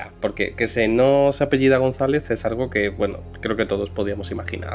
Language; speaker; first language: Spanish; native; Spanish